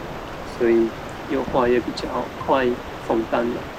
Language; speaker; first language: Chinese; non-native, fluent; German